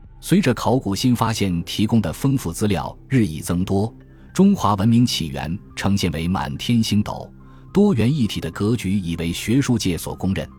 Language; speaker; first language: Chinese; native; Chinese